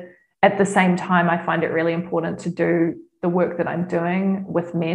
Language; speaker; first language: English; native; English